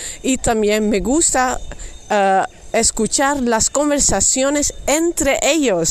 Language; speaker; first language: Spanish; non-native, fluent; Dutch